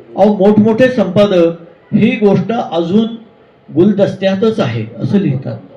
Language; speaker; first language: Marathi; native; Marathi